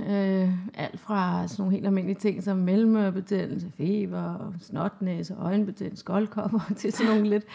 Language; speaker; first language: Danish; native; Danish